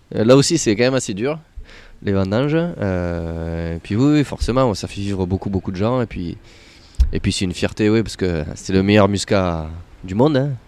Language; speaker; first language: French; native; French